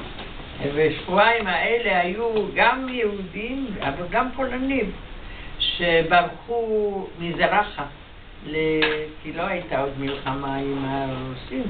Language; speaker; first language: Hebrew; non-native, fluent; Yiddish